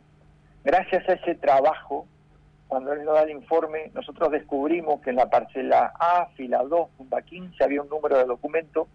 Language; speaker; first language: Spanish; native; Spanish